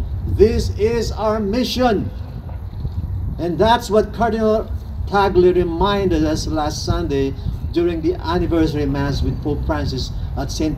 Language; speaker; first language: English; non-native, local second language; Filipino